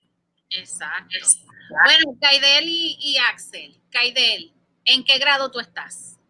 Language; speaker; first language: Spanish; early bilingual, heritage; Spanish